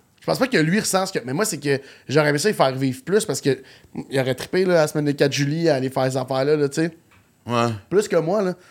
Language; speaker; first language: French; native; French